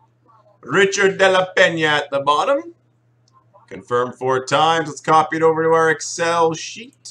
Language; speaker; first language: English; native; English